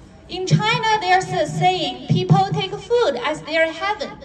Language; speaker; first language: English; non-native, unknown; Chinese